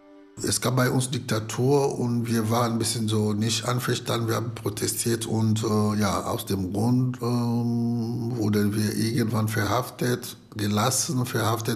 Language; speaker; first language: German; non-native, fluent; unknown